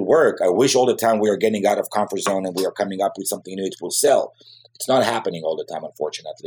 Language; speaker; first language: English; non-native, fluent; Hebrew